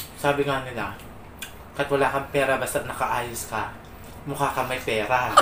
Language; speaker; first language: Filipino; non-native, local second language; Pampanga